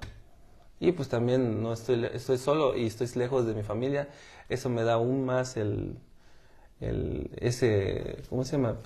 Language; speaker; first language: Spanish; native; Spanish